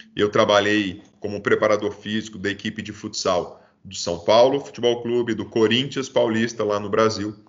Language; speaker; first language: Portuguese; native; Portuguese